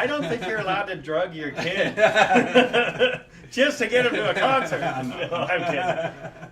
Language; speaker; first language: English; native; English